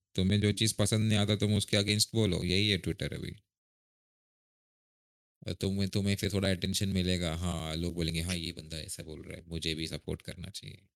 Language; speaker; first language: Hindi; native; Hindi